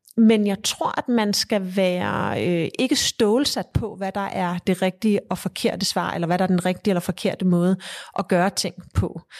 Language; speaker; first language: Danish; early bilingual, heritage; Danish